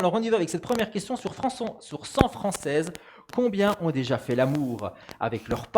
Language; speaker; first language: French; native; French